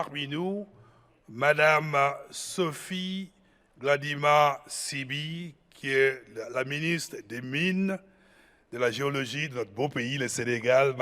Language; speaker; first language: French; non-native, local second language; Wolof